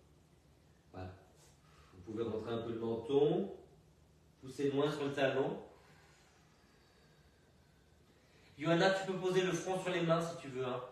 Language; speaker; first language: French; native; French